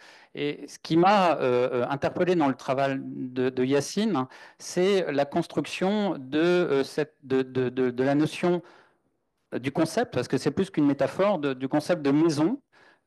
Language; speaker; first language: French; native; French